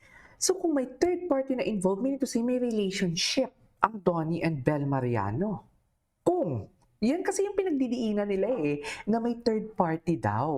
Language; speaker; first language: Filipino; native; Filipino